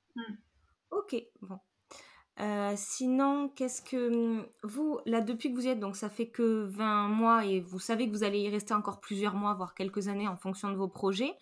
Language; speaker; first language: French; native; French